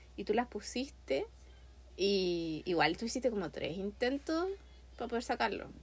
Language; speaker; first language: Spanish; native; Spanish